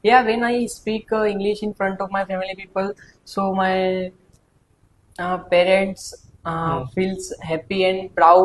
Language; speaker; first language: English; non-native, learner; Hindi